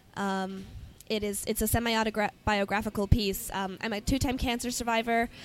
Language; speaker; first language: English; native; English